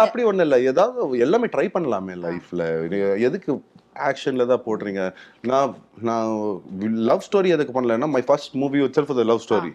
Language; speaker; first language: Tamil; non-native, local second language; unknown